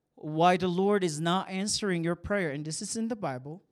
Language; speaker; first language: English; non-native, local second language; Filipino